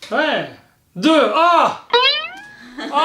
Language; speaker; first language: French; native; French